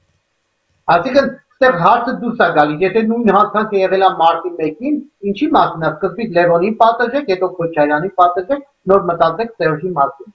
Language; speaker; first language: Armenian; native; Armenian